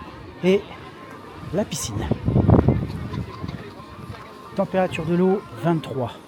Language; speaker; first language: French; native; French